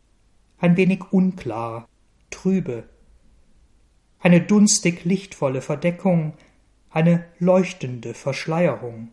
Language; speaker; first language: German; native; German